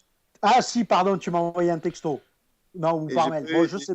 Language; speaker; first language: French; native; French